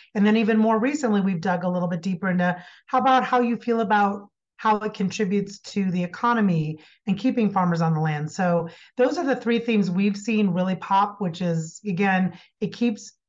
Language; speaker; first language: English; native; English